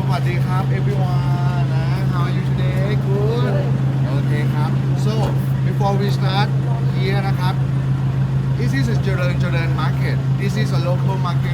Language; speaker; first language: English; non-native, learner; Thai